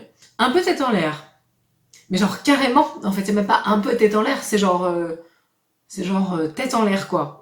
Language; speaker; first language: French; native; French